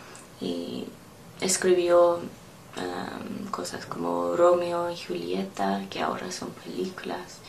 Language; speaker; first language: Spanish; non-native, learner; English